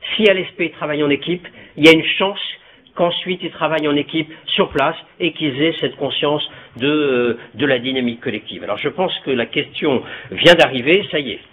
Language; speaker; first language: French; native; French